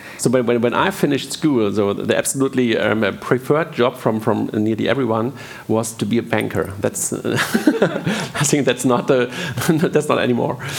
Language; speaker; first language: English; non-native, fluent; German